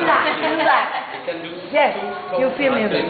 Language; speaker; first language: English; non-native, learner; Vietnamese